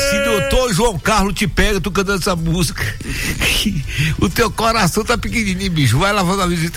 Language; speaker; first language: Portuguese; native; Portuguese